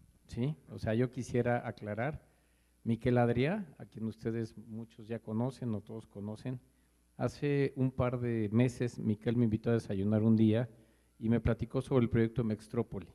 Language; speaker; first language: Spanish; native; Spanish